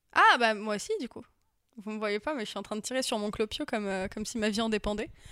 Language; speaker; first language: French; native; French